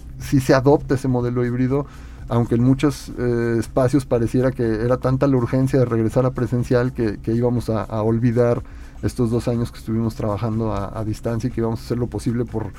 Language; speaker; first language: Spanish; native; Spanish